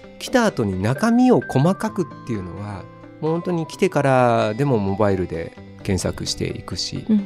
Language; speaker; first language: Japanese; native; Japanese